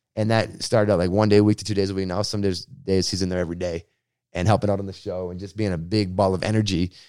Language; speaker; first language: English; native; English